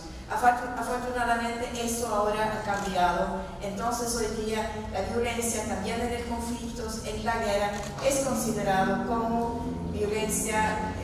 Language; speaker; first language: Spanish; non-native, fluent; Norwegian